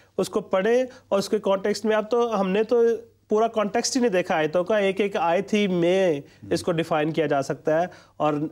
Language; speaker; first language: Urdu; non-native, local second language; Punjabi